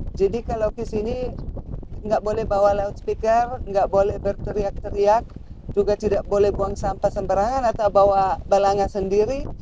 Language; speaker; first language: Indonesian; non-native, fluent; German